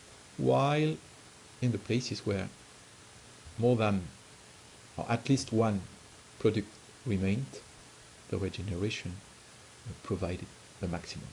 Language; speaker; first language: English; non-native, fluent; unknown